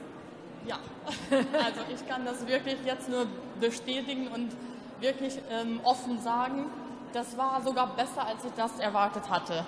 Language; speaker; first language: German; non-native, local second language; Albanian